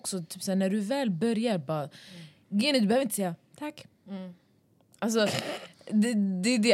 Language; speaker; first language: Swedish; early bilingual, other home language; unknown